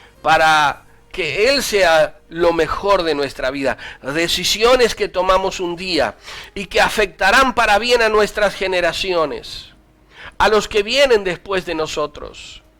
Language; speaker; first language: Spanish; native; Spanish